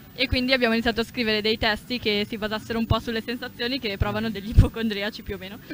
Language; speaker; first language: Italian; native; Italian